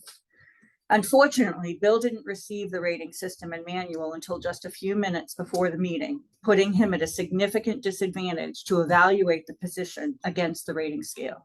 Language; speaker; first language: English; native; English